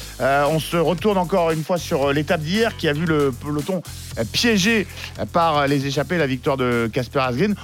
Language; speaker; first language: French; native; French